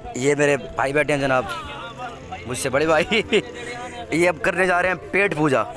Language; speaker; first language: Urdu; non-native, local second language; Saraiki